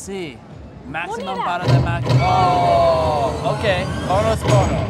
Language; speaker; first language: Spanish; non-native, learner; English